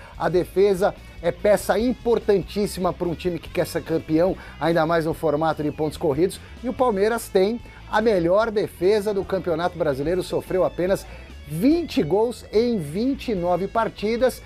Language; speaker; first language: Portuguese; native; Portuguese